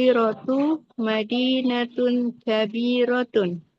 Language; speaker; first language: Arabic; non-native, learner; Indonesian